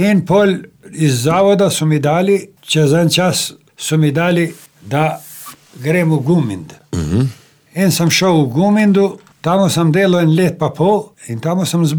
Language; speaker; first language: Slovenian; non-native, fluent; Albanian